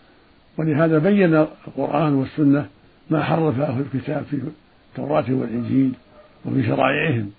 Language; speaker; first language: Arabic; native; Arabic